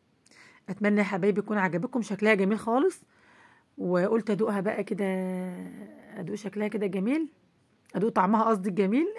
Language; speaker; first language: Arabic; native; Arabic